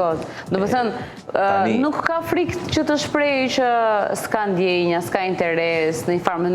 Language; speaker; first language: Albanian; native; Albanian